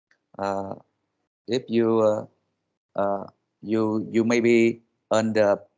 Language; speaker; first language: English; non-native, learner; Vietnamese